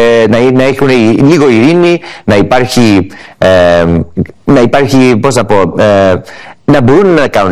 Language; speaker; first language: Greek; early bilingual, heritage; English